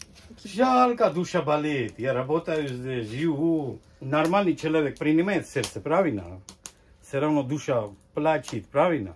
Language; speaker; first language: Russian; non-native, fluent; Georgian